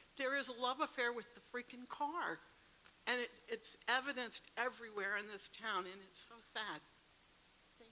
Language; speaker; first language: English; native; English